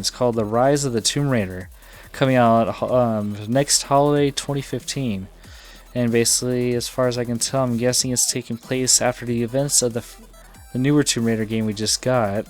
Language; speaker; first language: English; native; English